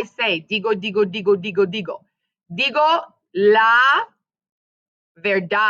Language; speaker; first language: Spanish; non-native, fluent; English